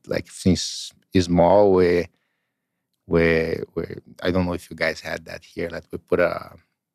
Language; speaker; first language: English; non-native, fluent; Portuguese